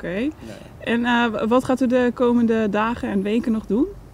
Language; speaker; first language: Dutch; native; Dutch